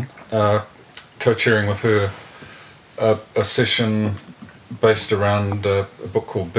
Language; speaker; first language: English; native; English